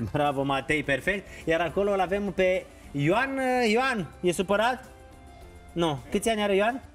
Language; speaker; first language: Romanian; native; Romanian